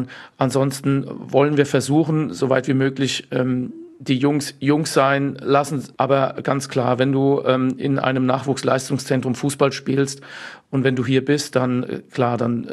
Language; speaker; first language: German; native; German